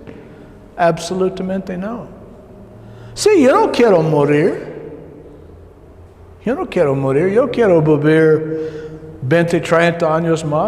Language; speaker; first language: Spanish; non-native, learner; English